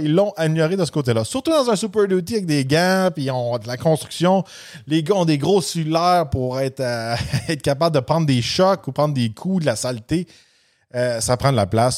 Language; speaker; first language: French; native; French